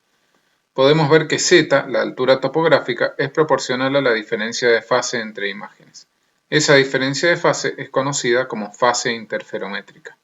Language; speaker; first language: Spanish; native; Spanish